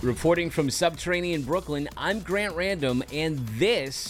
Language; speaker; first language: English; native; English